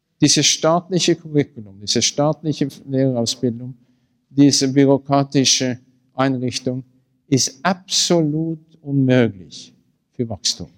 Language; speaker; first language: German; non-native, learner; Norwegian